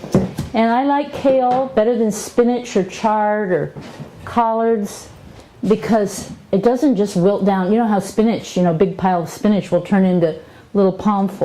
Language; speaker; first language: English; native; English